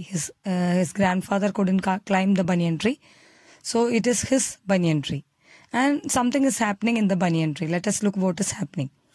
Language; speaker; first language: English; non-native, local second language; Malayalam